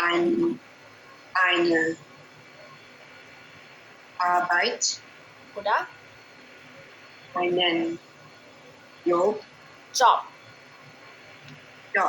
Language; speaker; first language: German; non-native, learner; Thai